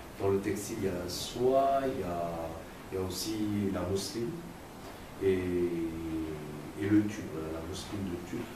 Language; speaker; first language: French; native; French